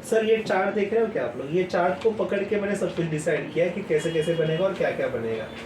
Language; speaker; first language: Hindi; non-native, local second language; Marathi